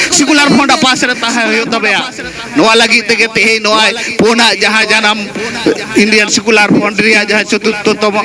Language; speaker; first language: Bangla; non-native, local second language; Santali